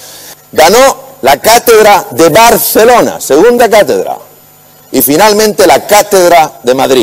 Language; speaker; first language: Spanish; native; Spanish